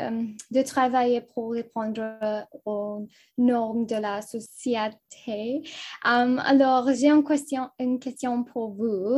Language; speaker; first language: French; non-native, local second language; English